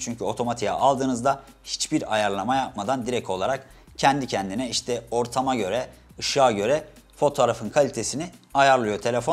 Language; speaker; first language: Turkish; native; Turkish